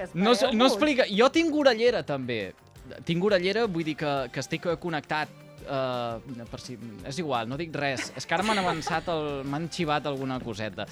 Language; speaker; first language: Catalan; native; Catalan